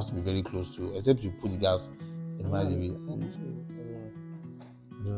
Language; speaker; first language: English; non-native, local second language; Yoruba